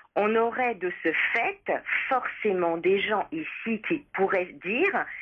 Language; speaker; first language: French; native; French